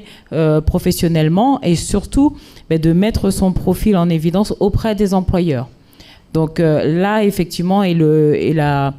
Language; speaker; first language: French; native; French